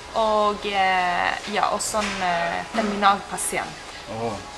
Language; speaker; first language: Norwegian; early bilingual, heritage; Spanish